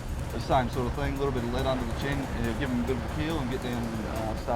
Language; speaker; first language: English; native; English